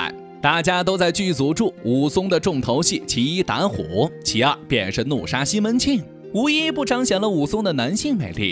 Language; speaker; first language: Chinese; native; Chinese